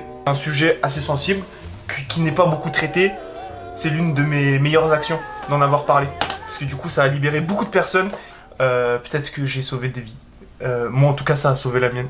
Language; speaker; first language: French; native; French